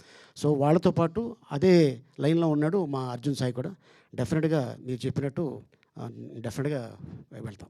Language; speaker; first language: Telugu; native; Telugu